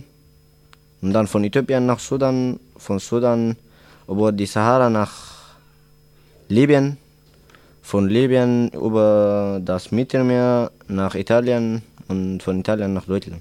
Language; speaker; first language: German; non-native, learner; Tigrinya